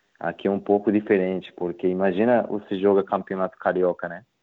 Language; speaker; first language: Portuguese; non-native, learner; Japanese